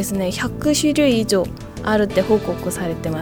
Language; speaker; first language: Japanese; non-native, fluent; Korean